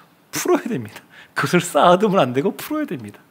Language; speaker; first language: Korean; native; Korean